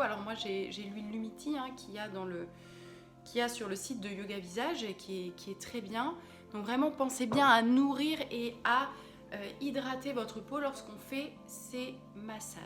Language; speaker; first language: French; native; French